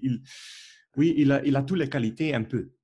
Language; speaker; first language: French; non-native, learner; Dutch